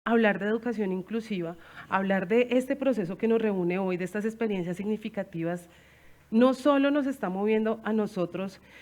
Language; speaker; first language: Spanish; native; Spanish